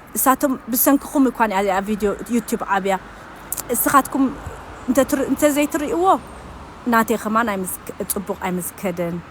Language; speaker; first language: Tigrinya; early bilingual, heritage; German